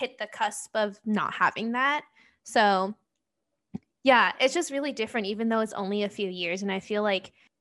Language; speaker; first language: English; non-native, local second language; Cantonese